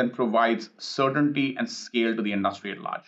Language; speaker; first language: English; non-native, local second language; Hindi